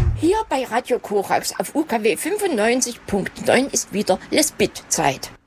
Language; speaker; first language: German; native; German